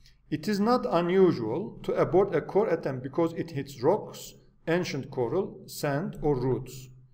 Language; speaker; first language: English; non-native, fluent; Turkish